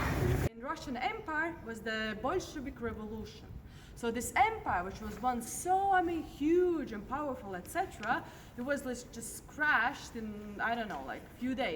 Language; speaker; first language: English; non-native, fluent; Latvian